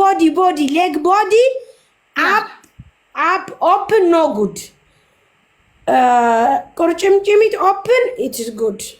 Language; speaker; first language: English; non-native, learner; Amharic